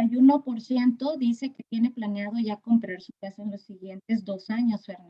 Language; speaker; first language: Spanish; native; Spanish